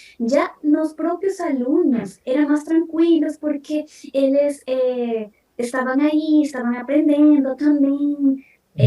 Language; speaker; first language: Portuguese; non-native, fluent; Spanish